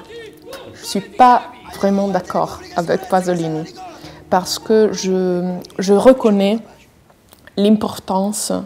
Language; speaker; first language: French; non-native, fluent; Italian